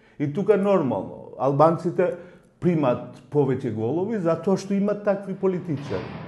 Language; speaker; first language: Macedonian; non-native, local second language; Albanian